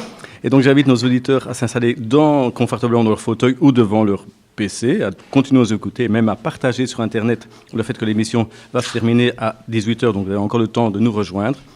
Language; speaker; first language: French; native; French